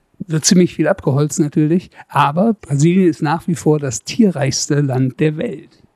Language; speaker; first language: German; native; German